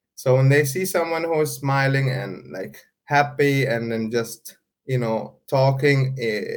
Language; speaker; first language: English; non-native, fluent; Arabic